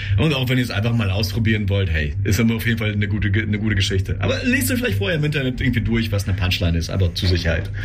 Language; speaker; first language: German; non-native, fluent; Russian